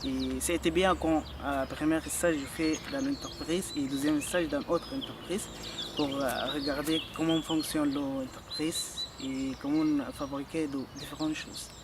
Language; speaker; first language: French; non-native, learner; Arabic